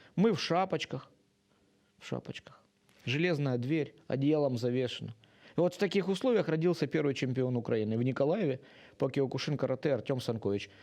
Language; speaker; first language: Russian; native; Russian